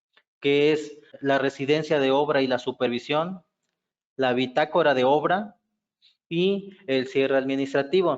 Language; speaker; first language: Spanish; native; Spanish